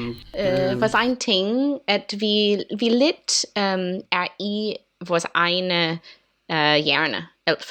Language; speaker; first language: Danish; non-native, learner; English